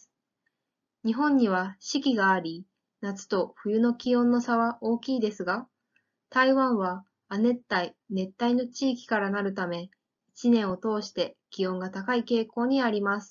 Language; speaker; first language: Japanese; native; Japanese